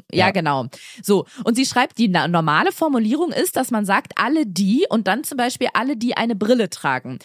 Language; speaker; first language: German; native; German